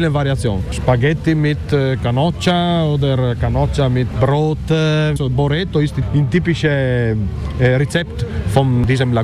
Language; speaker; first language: German; non-native, learner; Italian